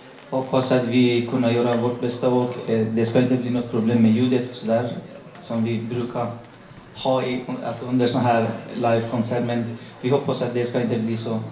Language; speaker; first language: Swedish; non-native, learner; Persian